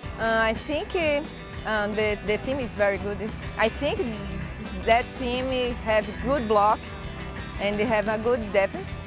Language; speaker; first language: English; non-native, learner; Portuguese